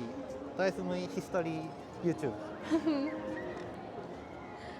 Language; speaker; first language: Polish; non-native, learner; Japanese